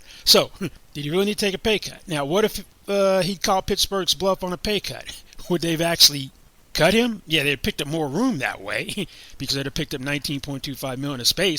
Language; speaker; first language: English; native; English